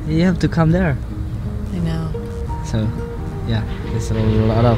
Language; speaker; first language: English; non-native, learner; Javanese